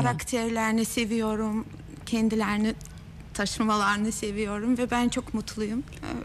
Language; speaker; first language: Turkish; non-native, fluent; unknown